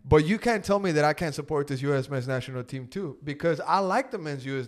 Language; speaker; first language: English; early bilingual, other home language; Spanish